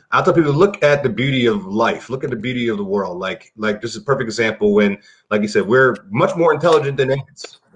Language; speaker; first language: English; native; English